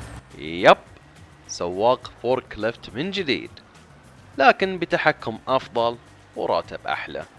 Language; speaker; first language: Arabic; native; Arabic